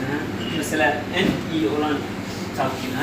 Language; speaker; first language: Turkish; non-native, learner; Somali